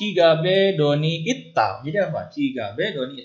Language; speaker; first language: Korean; non-native, fluent; Indonesian